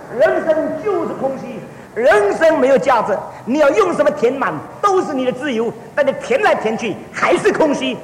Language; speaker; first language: Chinese; early bilingual, heritage; Chinese